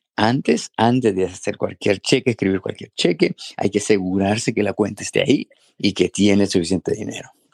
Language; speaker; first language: Spanish; native; Spanish